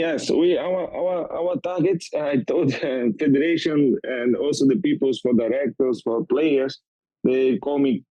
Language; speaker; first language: English; non-native, learner; Portuguese